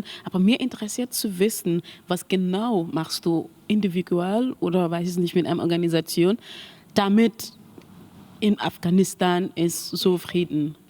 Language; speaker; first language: German; non-native, learner; Mandingo